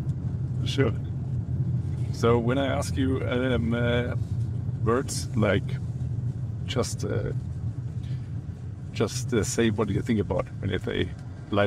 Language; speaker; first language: English; non-native, fluent; German